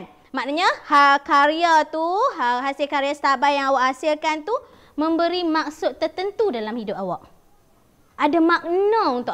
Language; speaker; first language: Malay; native; Malay